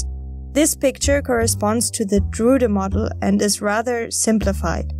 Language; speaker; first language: English; non-native, fluent; German